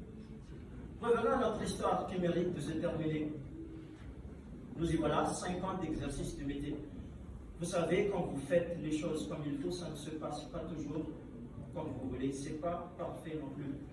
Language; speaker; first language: French; non-native, local second language; Malagasy